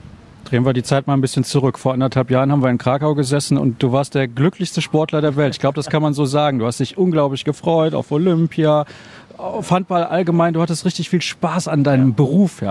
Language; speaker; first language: German; native; German